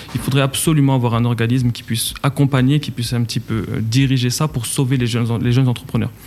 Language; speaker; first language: French; non-native, local second language; Arabic